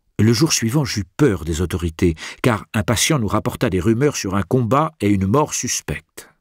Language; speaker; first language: French; native; French